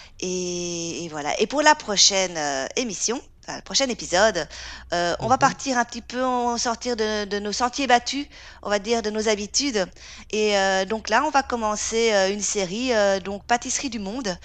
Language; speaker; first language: French; native; French